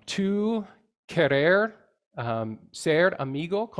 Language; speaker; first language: Spanish; non-native, fluent; English